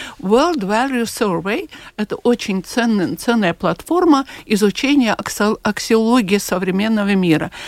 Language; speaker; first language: Russian; non-native, local second language; Latvian